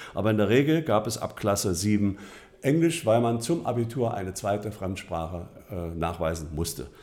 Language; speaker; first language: German; native; German